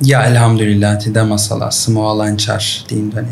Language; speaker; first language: Indonesian; non-native, learner; Turkish